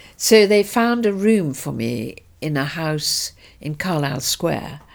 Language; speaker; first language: English; native; English